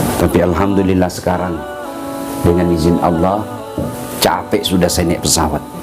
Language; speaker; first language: Indonesian; non-native, local second language; Buginese